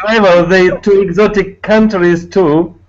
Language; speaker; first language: English; non-native, learner; Tatar